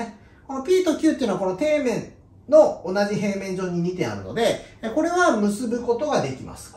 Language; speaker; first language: Japanese; native; Japanese